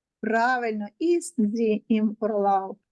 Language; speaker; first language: German; non-native, learner; Ukrainian